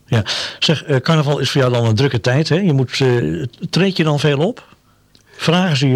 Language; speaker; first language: Dutch; native; Dutch